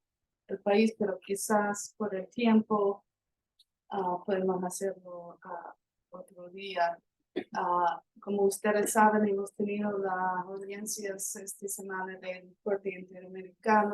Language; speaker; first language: Spanish; non-native, fluent; English